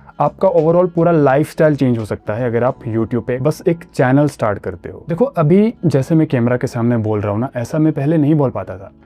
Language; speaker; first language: Hindi; non-native, local second language; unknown